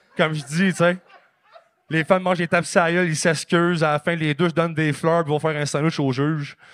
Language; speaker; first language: French; native; French